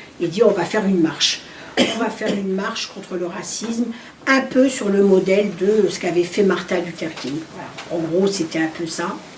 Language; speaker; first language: French; early bilingual, other home language; Arabic